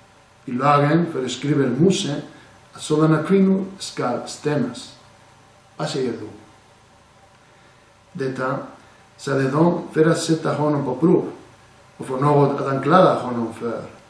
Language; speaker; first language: Swedish; non-native, fluent; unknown